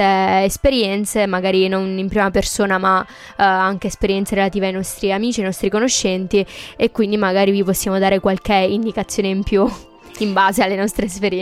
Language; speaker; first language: Italian; native; Italian